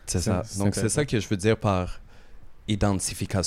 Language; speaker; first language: French; native; French